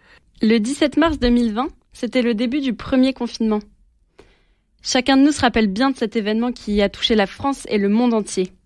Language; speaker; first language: French; native; French